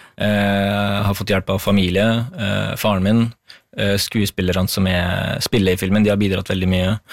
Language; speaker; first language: Norwegian; early bilingual, other home language; Kurdish